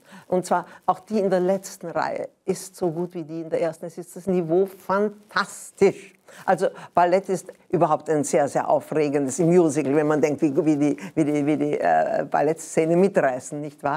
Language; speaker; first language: German; native; German